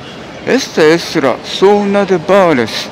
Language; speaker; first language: Spanish; non-native, learner; Japanese